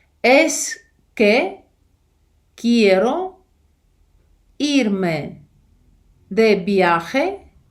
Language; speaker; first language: Spanish; non-native, fluent; Ukrainian